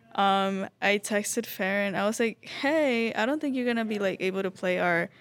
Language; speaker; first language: English; early bilingual, other home language; Spanish